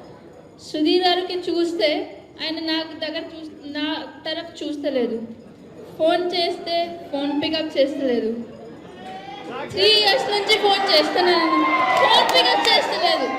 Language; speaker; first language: Telugu; non-native, learner; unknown